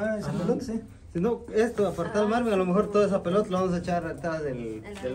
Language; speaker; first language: Spanish; native; Spanish